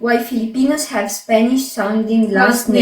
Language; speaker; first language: English; non-native, fluent; Arabic